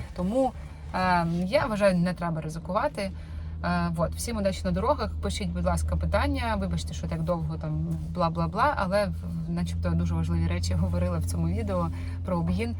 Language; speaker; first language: Ukrainian; non-native, local second language; Russian